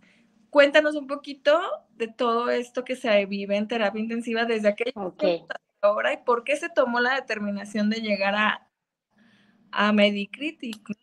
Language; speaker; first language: Spanish; native; Spanish